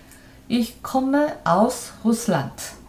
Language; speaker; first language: German; non-native, fluent; Korean